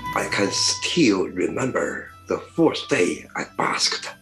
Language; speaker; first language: English; non-native, learner; Chinese